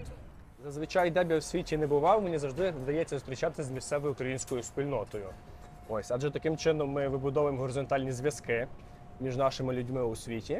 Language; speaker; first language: Ukrainian; native; Ukrainian